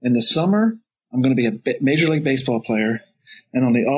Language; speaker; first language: English; native; English